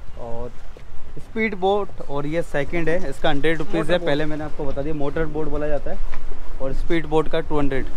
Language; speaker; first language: Hindi; native; Hindi